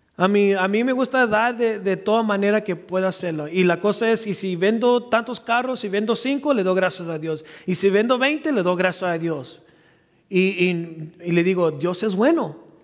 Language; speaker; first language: Spanish; early bilingual, heritage; Spanish